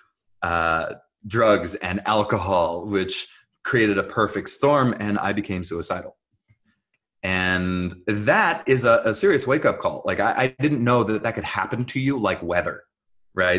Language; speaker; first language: English; early bilingual, other home language; Hebrew